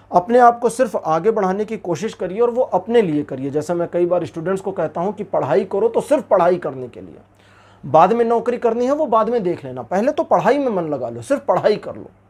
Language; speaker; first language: Hindi; native; Hindi